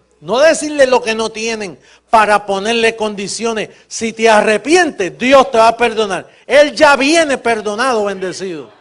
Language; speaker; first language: Spanish; native; Spanish